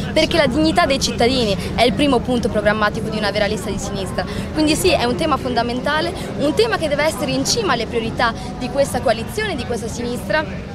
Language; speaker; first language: Italian; early bilingual, other home language; Arabic